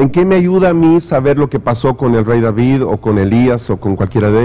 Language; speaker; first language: Spanish; native; Spanish